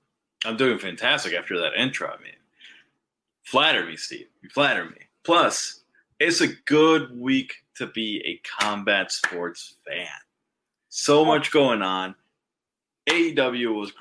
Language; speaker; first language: English; non-native, fluent; Spanish